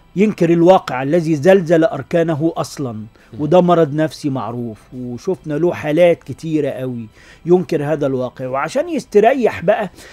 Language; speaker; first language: Arabic; native; Arabic